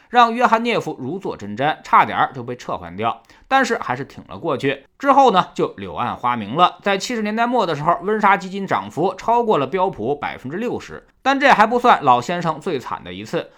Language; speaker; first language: Chinese; native; Chinese